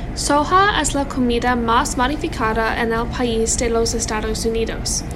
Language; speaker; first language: Spanish; non-native, learner; English